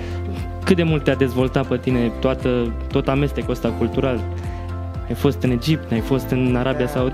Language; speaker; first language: Romanian; native; Romanian